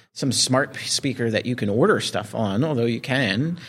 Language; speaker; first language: English; native; English